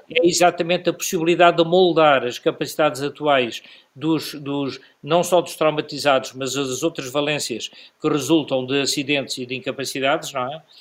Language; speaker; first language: Portuguese; native; Portuguese